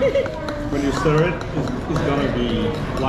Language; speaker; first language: English; non-native, fluent; Vietnamese